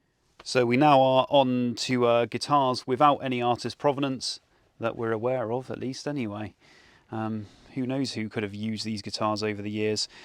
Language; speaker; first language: English; native; English